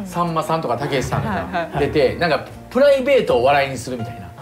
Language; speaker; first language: Japanese; native; Japanese